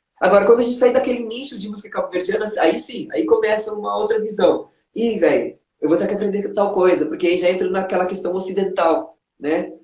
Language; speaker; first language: Portuguese; non-native, local second language; Kabuverdianu